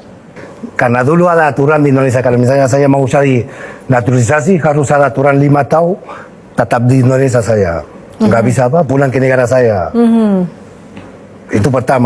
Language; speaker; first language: Indonesian; non-native, fluent; Spanish